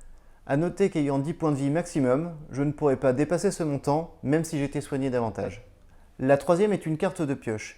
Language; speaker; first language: French; native; French